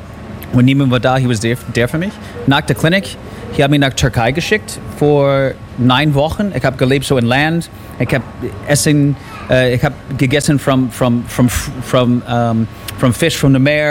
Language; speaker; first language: German; non-native, fluent; English